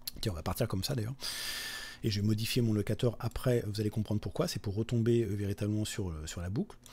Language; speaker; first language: French; native; French